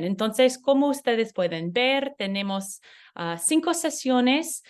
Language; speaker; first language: Spanish; non-native, learner; English